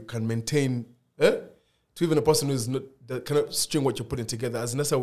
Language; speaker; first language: English; non-native, local second language; Ganda